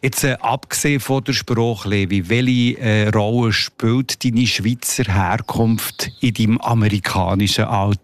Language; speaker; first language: German; native; German